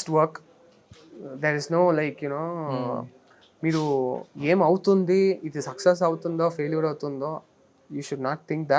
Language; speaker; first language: Telugu; non-native, learner; Kannada